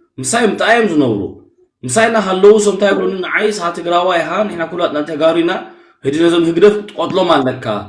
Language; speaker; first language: Tigrinya; early bilingual, heritage; Tigrinya